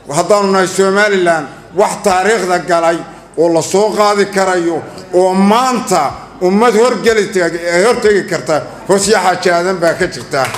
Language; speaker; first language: Somali; native; Somali